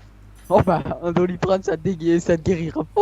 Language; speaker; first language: French; native; French